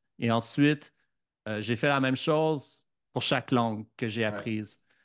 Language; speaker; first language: French; native; French